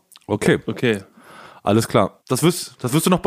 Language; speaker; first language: German; native; German